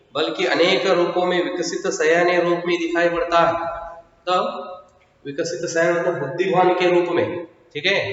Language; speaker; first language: Hindi; non-native, local second language; Kannada